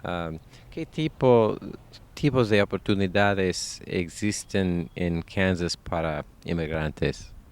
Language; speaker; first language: Spanish; non-native, learner; English